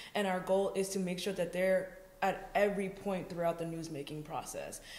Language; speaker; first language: English; native; English